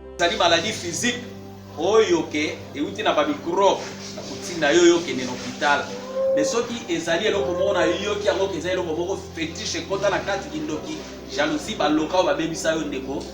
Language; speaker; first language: Lingala; non-native, local second language; Kituba (Democratic Republic of Congo)